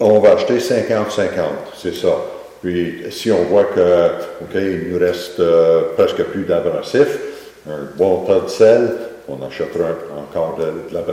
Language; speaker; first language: French; native; French